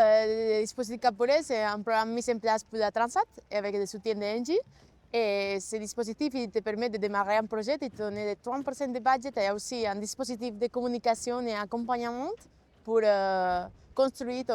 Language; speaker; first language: French; non-native, fluent; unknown